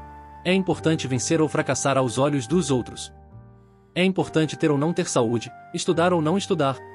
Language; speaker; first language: Portuguese; native; Portuguese